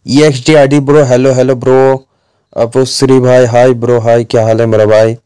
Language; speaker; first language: Hindi; non-native, local second language; Bangla